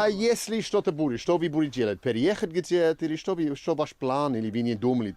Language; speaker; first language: Russian; non-native, learner; English